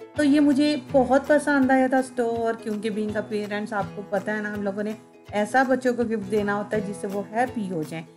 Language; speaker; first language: Urdu; native; Urdu